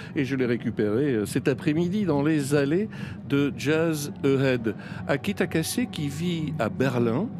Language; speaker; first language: French; native; French